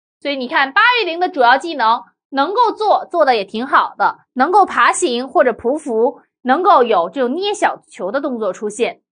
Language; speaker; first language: Chinese; native; Chinese